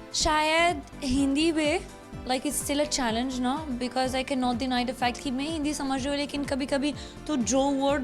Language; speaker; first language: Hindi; non-native, learner; Arabic